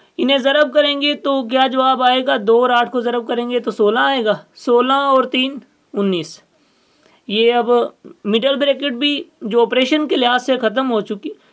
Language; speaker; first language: Urdu; non-native, local second language; Sindhi